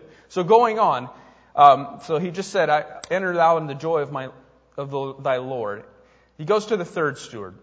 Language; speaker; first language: English; native; English